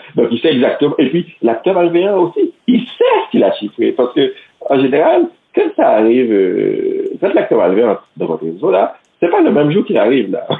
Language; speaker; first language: French; non-native, local second language; Haitian Creole